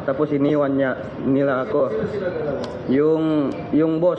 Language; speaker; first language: Filipino; non-native, local second language; Chavacano